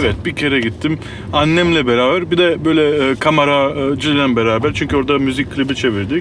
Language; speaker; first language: Turkish; early bilingual, heritage; Turkish